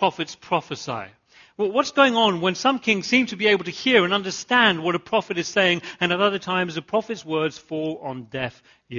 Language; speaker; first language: English; native; English